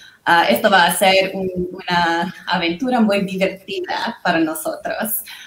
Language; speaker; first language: Spanish; non-native, fluent; English